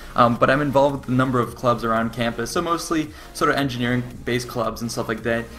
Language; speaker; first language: English; native; English